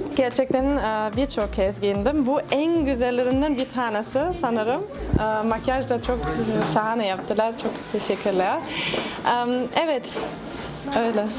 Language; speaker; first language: Turkish; non-native, fluent; German